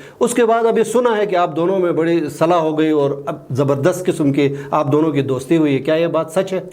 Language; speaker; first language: Urdu; non-native, local second language; Shina